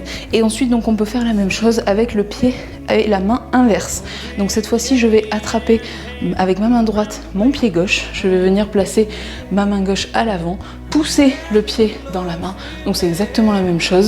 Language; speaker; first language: French; native; French